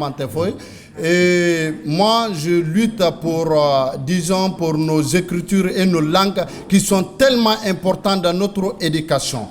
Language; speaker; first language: French; non-native, local second language; Mandingo